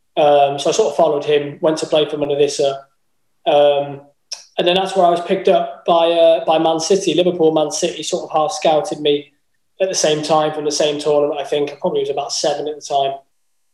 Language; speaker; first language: English; native; English